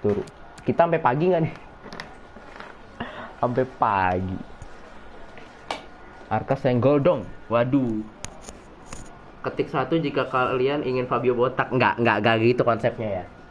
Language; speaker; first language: Indonesian; native; Indonesian